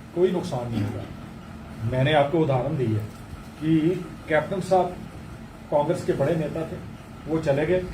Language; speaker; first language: Hindi; non-native, local second language; Punjabi